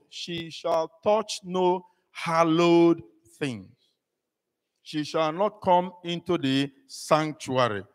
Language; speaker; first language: English; non-native, local second language; Igbo